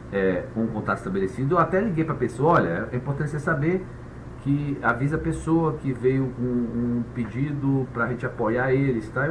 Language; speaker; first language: Portuguese; native; Portuguese